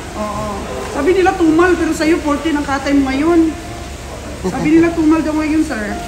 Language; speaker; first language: Filipino; non-native, local second language; Cebuano